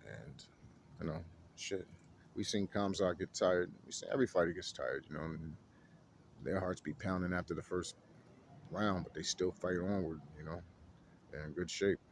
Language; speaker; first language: English; native; English